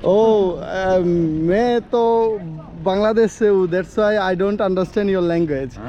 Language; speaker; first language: Hindi; non-native, learner; Bangla